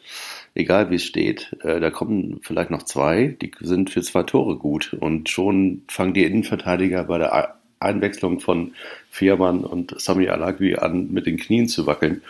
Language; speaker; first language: German; native; German